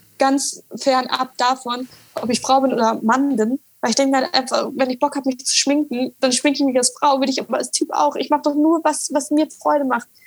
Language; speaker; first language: German; native; German